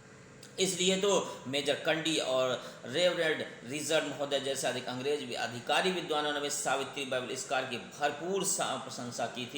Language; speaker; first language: Hindi; native; Hindi